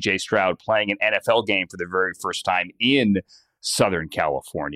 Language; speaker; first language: English; native; English